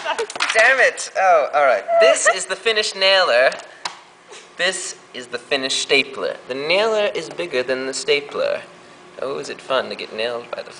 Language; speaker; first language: English; native; English